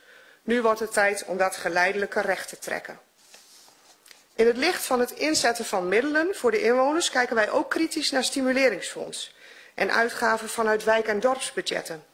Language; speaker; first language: Dutch; native; Dutch